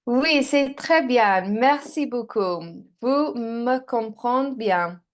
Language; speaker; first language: French; non-native, learner; English